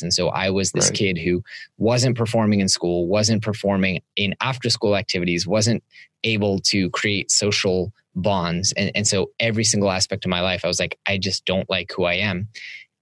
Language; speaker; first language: English; native; English